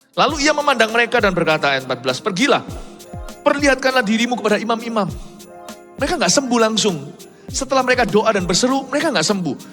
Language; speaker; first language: Indonesian; native; Indonesian